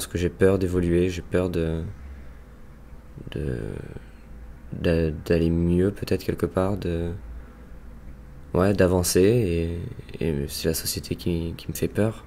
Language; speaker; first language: French; native; French